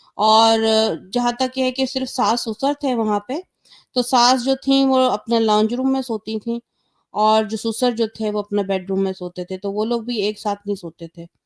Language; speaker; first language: Urdu; native; Urdu